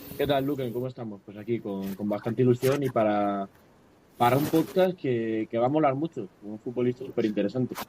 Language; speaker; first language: Spanish; native; Spanish